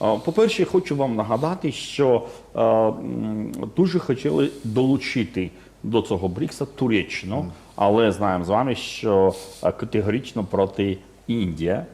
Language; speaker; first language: Ukrainian; non-native, fluent; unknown